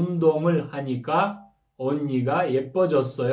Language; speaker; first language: Korean; non-native, fluent; Kyrgyz